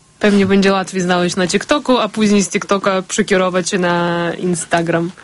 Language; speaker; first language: Polish; non-native, fluent; Ukrainian